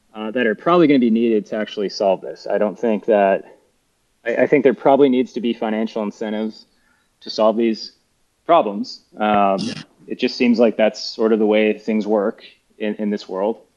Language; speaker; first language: English; native; English